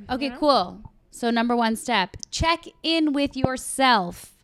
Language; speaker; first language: English; native; English